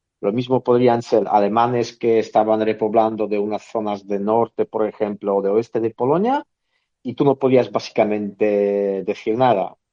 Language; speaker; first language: Spanish; non-native, fluent; Polish